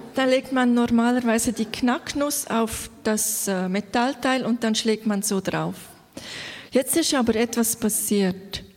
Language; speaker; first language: German; native; German